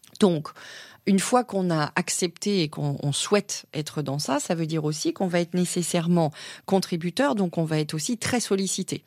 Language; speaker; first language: French; native; French